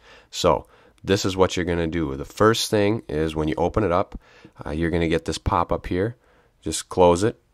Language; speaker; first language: English; native; English